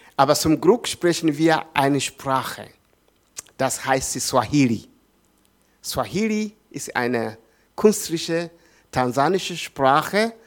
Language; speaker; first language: German; non-native, learner; Swahili